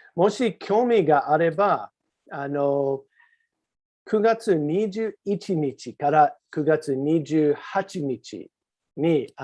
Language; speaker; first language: Japanese; non-native, fluent; English